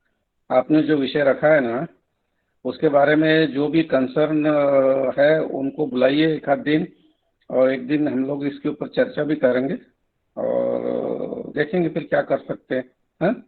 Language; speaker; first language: Hindi; native; Hindi